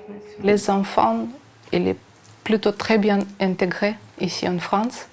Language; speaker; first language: French; non-native, learner; Ukrainian